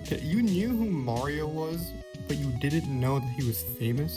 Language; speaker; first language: English; native; English